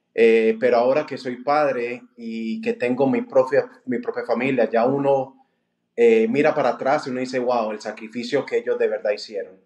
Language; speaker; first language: Spanish; native; Spanish